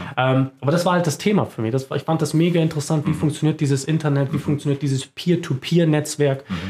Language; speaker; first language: German; early bilingual, other home language; Croatian